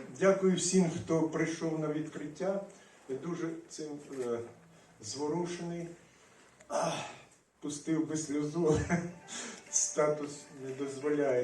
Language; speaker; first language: Ukrainian; non-native, local second language; Russian